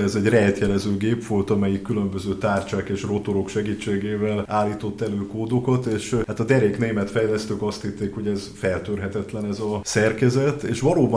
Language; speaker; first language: Hungarian; native; Hungarian